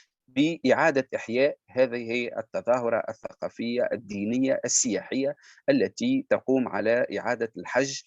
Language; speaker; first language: Arabic; native; Arabic